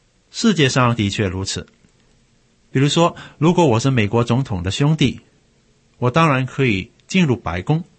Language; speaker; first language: Chinese; native; Chinese